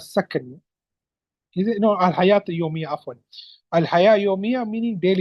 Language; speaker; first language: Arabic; non-native, fluent; English